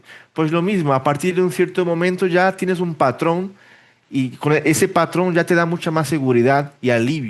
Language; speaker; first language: Spanish; early bilingual, heritage; Portuguese